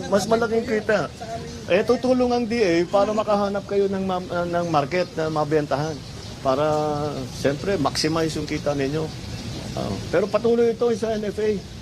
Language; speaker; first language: Filipino; native; Filipino